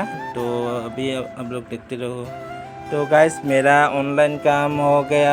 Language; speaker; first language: Hindi; non-native, local second language; Assamese